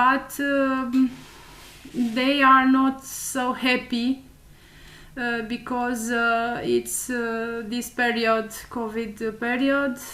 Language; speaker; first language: English; non-native, learner; Romanian